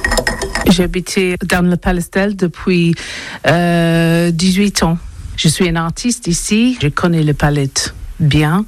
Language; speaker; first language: French; non-native, learner; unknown